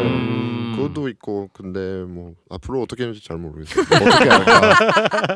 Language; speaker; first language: Korean; non-native, learner; French